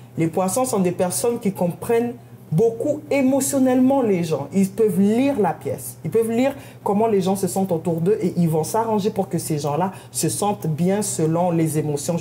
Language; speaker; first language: French; native; French